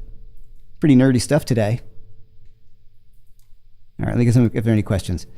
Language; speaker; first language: English; native; English